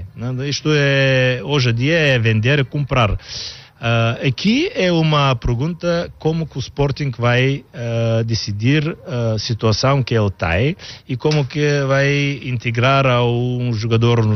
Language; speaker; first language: Portuguese; non-native, learner; Bulgarian